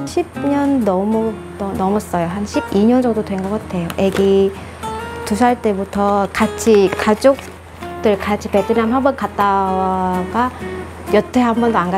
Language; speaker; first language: Korean; non-native, fluent; Vietnamese